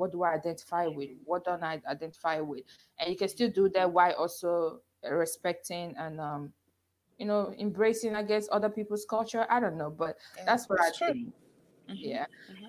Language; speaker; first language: English; non-native, local second language; Igbo